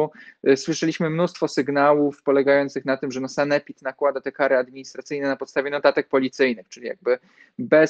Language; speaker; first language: Polish; native; Polish